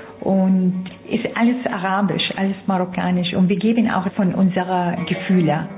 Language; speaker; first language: German; non-native, fluent; Arabic